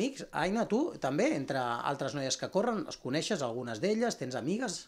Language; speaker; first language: Catalan; native; Catalan